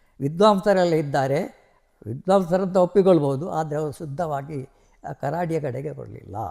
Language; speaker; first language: Kannada; non-native, local second language; Marathi